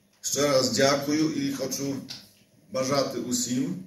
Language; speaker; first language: Ukrainian; non-native, fluent; Polish